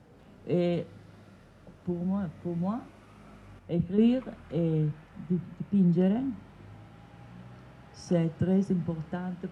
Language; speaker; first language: French; non-native, learner; Italian